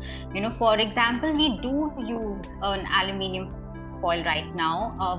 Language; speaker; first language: English; non-native, local second language; Hindi